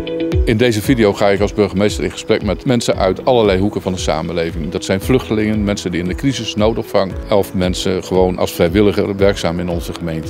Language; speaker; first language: Dutch; native; Dutch